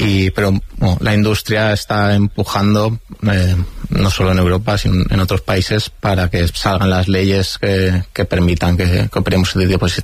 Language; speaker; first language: Spanish; native; Spanish